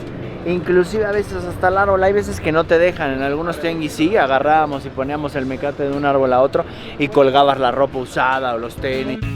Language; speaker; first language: Spanish; native; Spanish